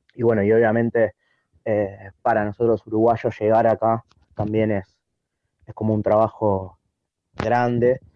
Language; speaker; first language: Spanish; native; Spanish